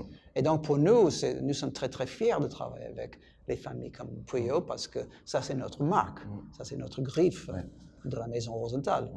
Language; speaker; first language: French; non-native, fluent; English